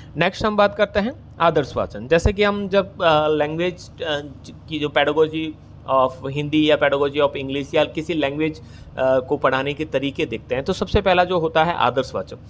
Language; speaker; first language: Hindi; native; Hindi